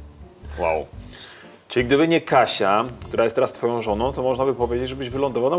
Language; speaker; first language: Polish; native; Polish